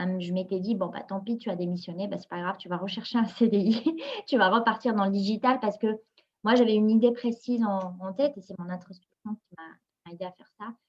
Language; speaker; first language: French; non-native, local second language; Arabic